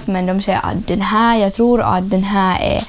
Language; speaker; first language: Swedish; non-native, fluent; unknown